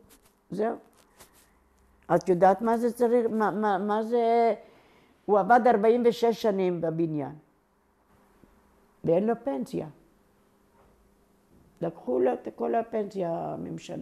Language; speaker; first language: Hebrew; non-native, local second language; Ladino